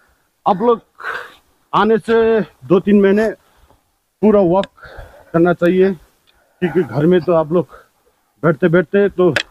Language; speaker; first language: Hindi; non-native, local second language; Nepali